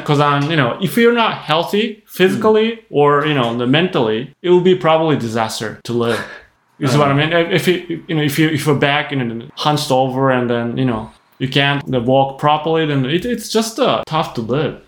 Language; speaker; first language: English; non-native, fluent; Japanese